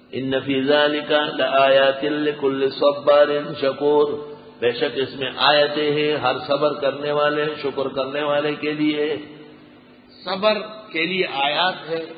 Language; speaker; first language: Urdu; non-native, local second language; Pashto